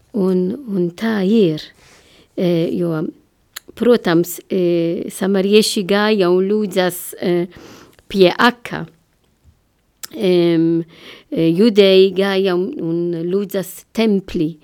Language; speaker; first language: Latvian; non-native, learner; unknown